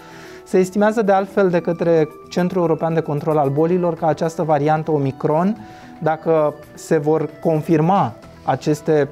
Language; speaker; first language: Romanian; native; Romanian